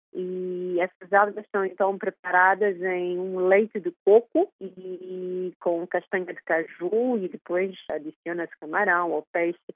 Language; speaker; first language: Portuguese; native; Portuguese